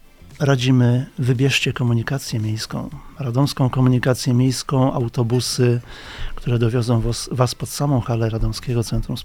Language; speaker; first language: Polish; native; Polish